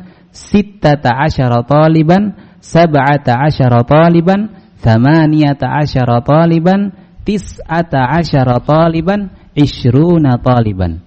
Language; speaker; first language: Arabic; non-native, fluent; Indonesian